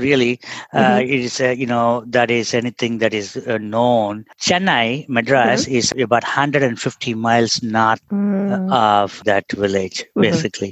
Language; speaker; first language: English; non-native, local second language; Tamil